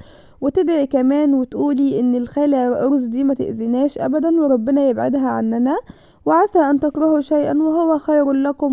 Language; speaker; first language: Arabic; native; Arabic